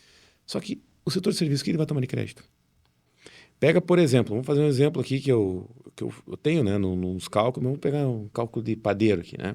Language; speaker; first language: Portuguese; native; Portuguese